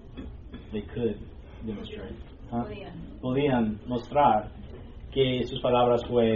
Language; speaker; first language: Spanish; non-native, learner; English